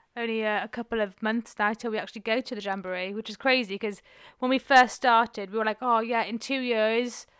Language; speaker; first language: English; non-native, local second language; Welsh